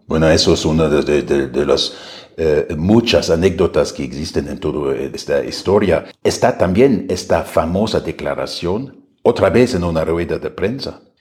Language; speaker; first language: Spanish; non-native, fluent; German